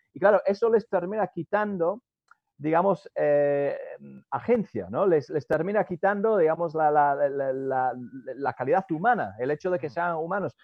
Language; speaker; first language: Spanish; non-native, fluent; English